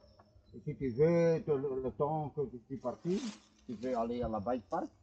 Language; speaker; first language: French; non-native, local second language; Dutch